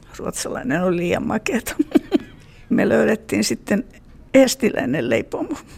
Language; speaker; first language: Finnish; native; Finnish